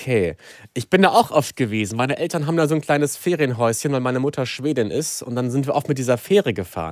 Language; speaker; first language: German; native; German